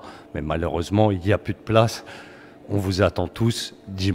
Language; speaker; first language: French; early bilingual, other home language; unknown